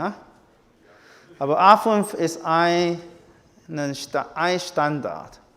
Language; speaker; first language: German; non-native, fluent; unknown